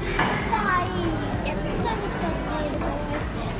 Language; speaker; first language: Portuguese; early bilingual, other home language; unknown